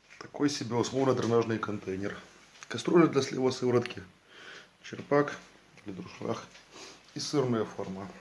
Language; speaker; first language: Russian; native; Russian